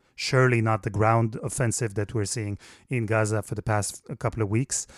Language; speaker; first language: English; non-native, fluent; Hebrew